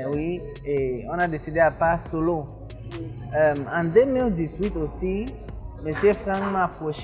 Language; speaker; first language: French; non-native, local second language; English